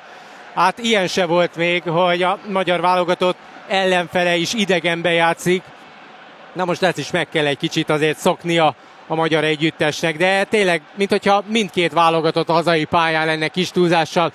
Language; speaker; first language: Hungarian; native; Hungarian